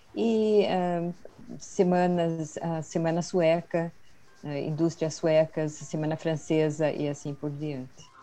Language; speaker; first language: Portuguese; early bilingual, other home language; Swedish